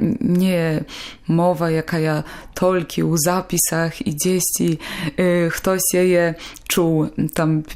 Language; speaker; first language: Polish; non-native, local second language; Belarusian